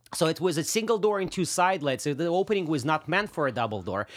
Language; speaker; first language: English; non-native, fluent; Russian